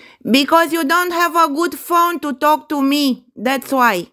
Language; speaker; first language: English; non-native, fluent; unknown